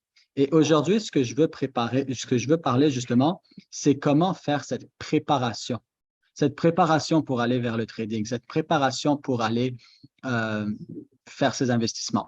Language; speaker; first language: French; native; French